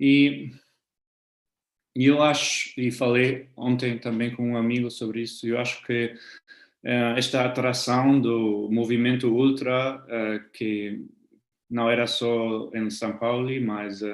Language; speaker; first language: Portuguese; non-native, fluent; German